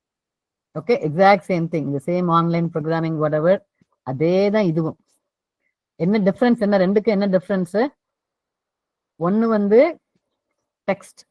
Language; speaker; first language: Tamil; native; Tamil